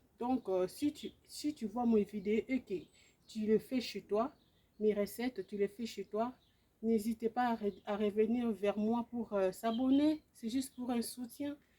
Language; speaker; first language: French; non-native, local second language; Lingala